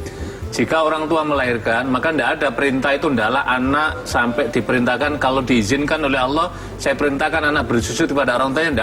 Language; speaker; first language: Indonesian; native; Indonesian